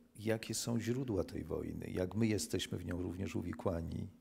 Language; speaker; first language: Polish; native; Polish